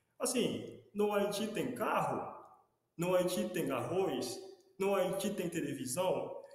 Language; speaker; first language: Portuguese; non-native, fluent; Haitian Creole